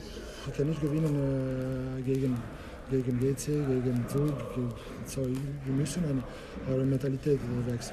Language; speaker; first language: German; non-native, learner; English